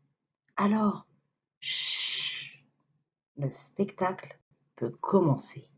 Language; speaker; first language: French; native; French